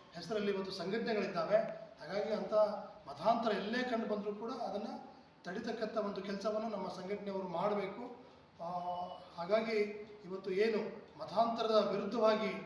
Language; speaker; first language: Kannada; non-native, local second language; Lambadi